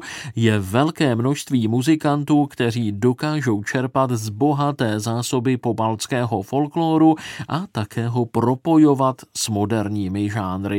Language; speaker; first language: Czech; native; Czech